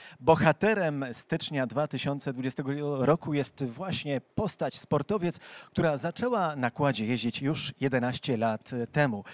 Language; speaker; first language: Polish; native; Polish